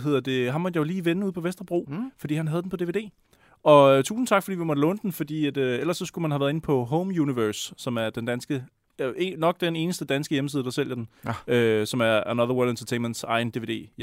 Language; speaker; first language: Danish; native; Danish